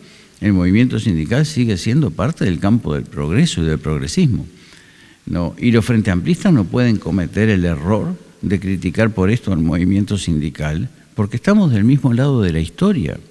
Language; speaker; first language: Spanish; native; Spanish